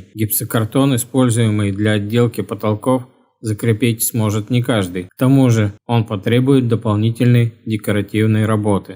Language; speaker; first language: Russian; native; Russian